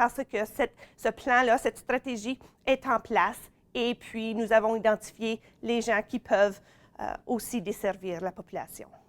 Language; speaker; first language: French; native; French